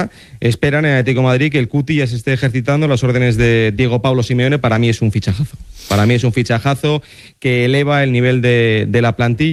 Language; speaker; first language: Spanish; native; Spanish